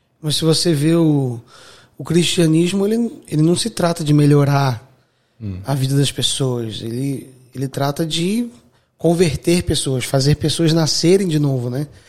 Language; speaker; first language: Portuguese; native; Portuguese